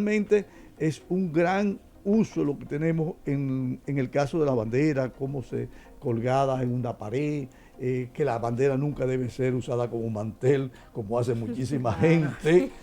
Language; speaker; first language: Spanish; native; Spanish